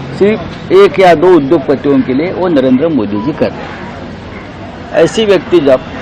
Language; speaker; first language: Hindi; non-native, local second language; Marathi